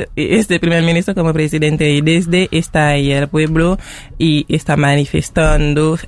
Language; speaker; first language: Spanish; non-native, fluent; Haitian Creole